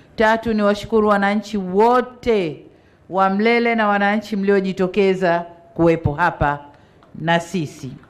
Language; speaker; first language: Swahili; native; Swahili